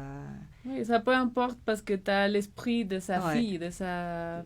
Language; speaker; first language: French; non-native, learner; Spanish